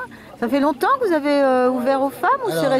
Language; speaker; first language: French; native; French